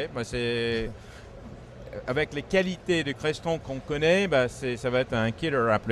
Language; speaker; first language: French; native; French